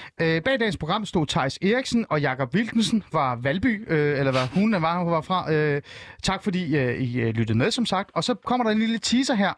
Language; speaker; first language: Danish; early bilingual, other home language; Persian